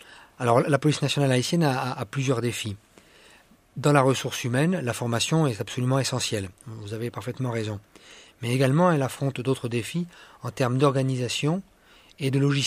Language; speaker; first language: French; native; French